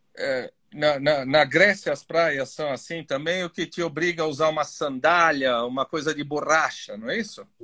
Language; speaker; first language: Portuguese; native; Portuguese